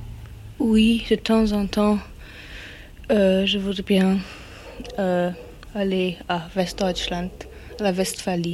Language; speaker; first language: French; non-native, learner; German